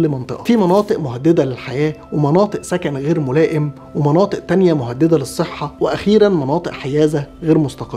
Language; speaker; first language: Arabic; native; Arabic